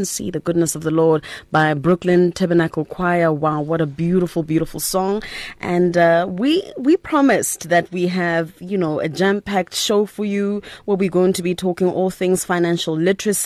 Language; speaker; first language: English; non-native, local second language; Tswana